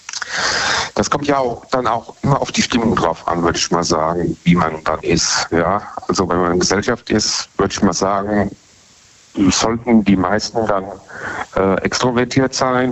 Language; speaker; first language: German; native; German